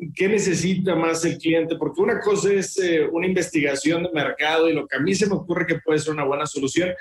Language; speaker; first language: Spanish; native; Spanish